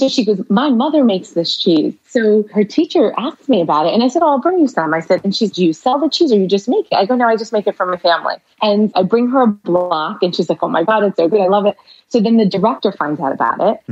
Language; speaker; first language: English; early bilingual, other home language; Arabic